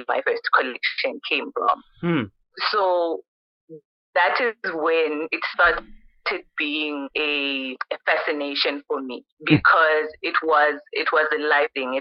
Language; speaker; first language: English; non-native, local second language; Venda